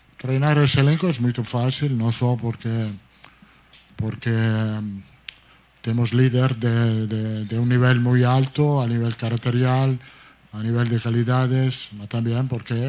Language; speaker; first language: Portuguese; non-native, fluent; Italian